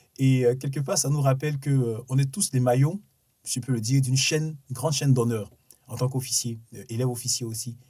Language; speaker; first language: French; non-native, local second language; Sango